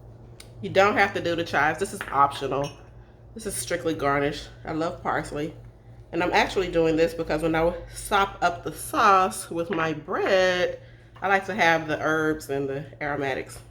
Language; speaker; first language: English; native; English